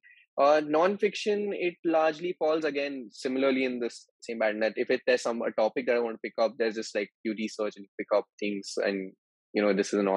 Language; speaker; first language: English; non-native, local second language; Hindi